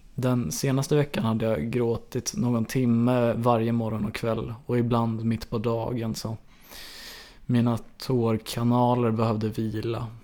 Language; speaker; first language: Swedish; native; Swedish